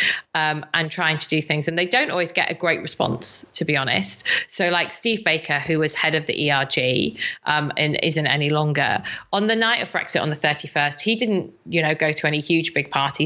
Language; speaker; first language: English; native; English